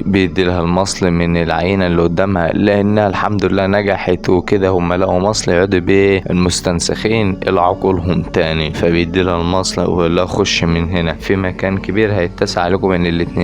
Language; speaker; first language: Arabic; native; Arabic